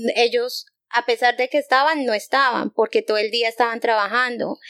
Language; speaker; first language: Spanish; native; Spanish